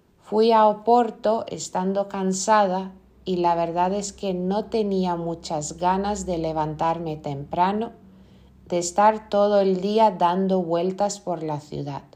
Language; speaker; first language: Spanish; non-native, fluent; Lithuanian